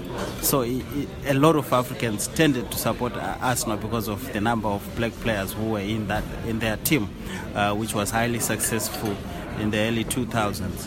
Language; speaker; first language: English; non-native, local second language; Shona